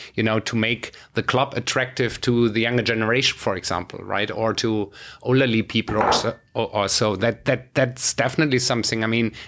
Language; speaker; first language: English; non-native, fluent; German